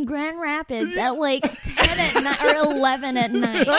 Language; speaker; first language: English; non-native, local second language; Filipino